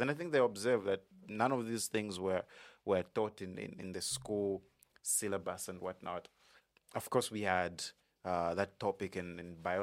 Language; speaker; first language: English; non-native, local second language; Bemba